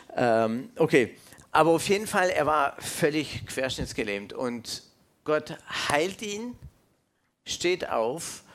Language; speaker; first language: German; non-native, fluent; English